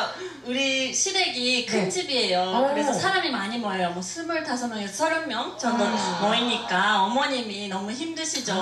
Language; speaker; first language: Korean; non-native, fluent; English